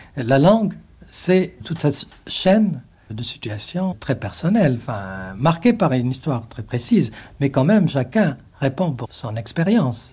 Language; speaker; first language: French; non-native, local second language; Arabic